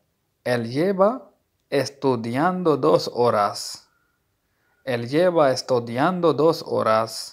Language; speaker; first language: Spanish; non-native, fluent; Urdu